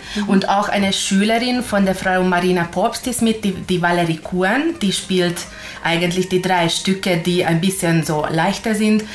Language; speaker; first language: German; non-native, fluent; Hungarian